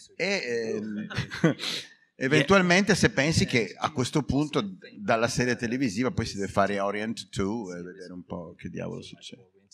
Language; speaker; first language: Italian; native; Italian